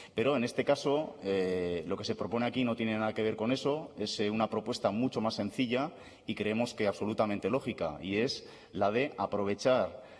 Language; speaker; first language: Spanish; native; Spanish